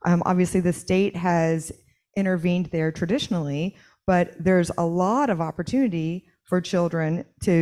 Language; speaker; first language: English; native; English